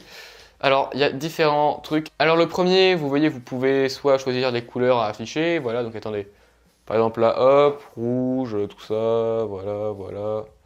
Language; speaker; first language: French; native; French